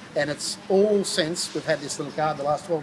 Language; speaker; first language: English; native; English